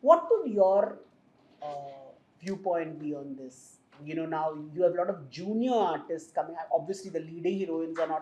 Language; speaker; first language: English; non-native, local second language; Hindi